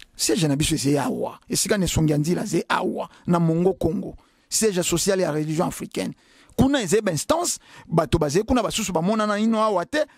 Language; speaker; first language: Lingala; non-native, local second language; Kongo